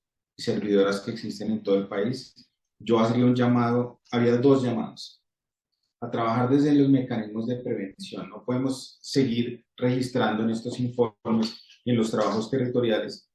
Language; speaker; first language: Spanish; native; Spanish